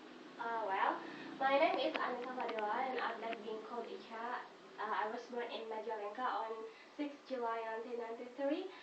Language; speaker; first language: English; non-native, fluent; Indonesian